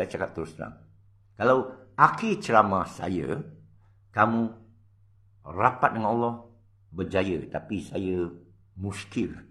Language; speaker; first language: Malay; non-native, local second language; Min Nan Chinese